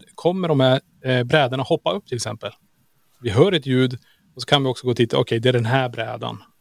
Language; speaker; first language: Swedish; native; Swedish